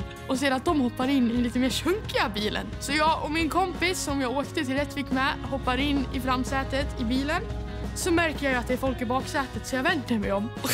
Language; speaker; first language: Swedish; native; Swedish